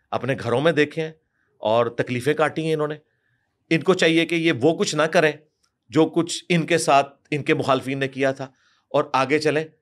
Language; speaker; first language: Urdu; non-native, local second language; Punjabi